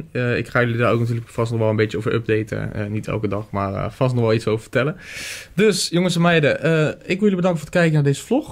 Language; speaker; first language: Dutch; native; Dutch